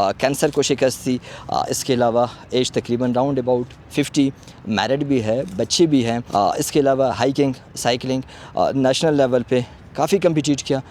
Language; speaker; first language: Urdu; non-native, local second language; Pashto